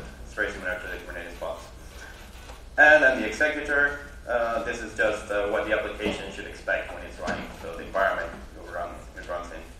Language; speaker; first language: English; non-native, fluent; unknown